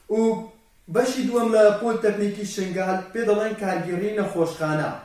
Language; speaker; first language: Central Kurdish; non-native, local second language; Kurdish